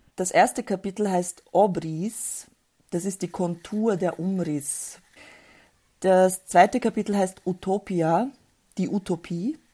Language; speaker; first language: German; early bilingual, other home language; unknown